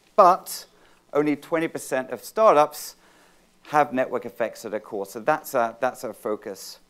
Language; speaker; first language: English; native; English